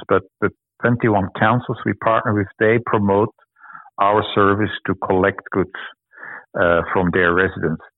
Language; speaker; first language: English; non-native, fluent; Dutch